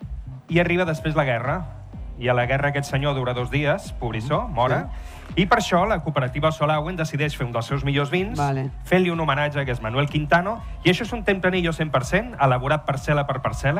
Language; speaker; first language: Catalan; native; Catalan